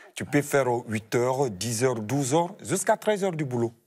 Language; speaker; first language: French; non-native, local second language; Fula